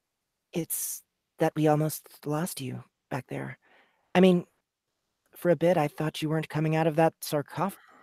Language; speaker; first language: English; native; English